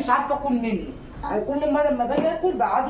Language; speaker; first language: Arabic; native; Arabic